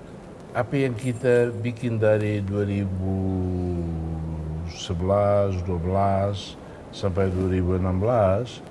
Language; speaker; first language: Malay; non-native, fluent; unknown